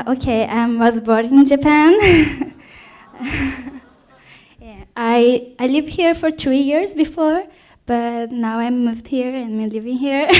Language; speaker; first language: English; non-native, fluent; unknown